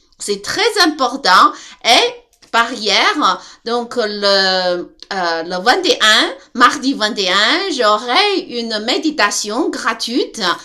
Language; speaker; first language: French; non-native, learner; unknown